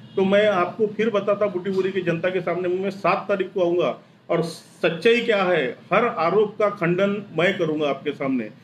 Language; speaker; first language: Hindi; non-native, local second language; Marathi